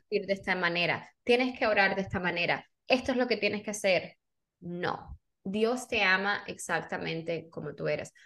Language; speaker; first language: Spanish; native; Spanish